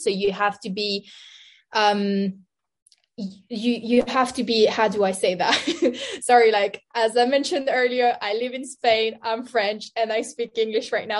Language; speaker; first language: English; non-native, fluent; French